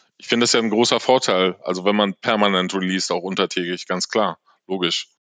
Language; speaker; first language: German; native; German